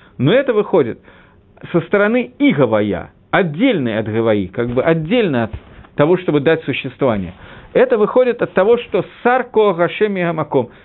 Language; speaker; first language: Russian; early bilingual, heritage; Russian